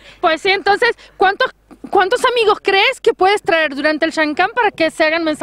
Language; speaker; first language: Spanish; native; Spanish